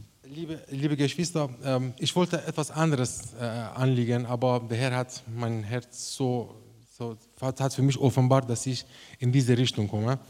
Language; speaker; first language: German; non-native, learner; Persian